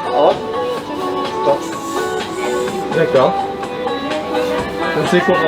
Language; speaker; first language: French; native; French